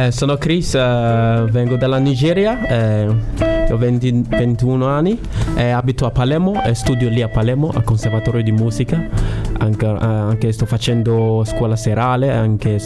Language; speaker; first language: Italian; non-native, learner; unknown